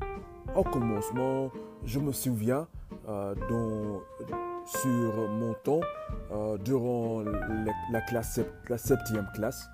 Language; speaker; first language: French; non-native, learner; English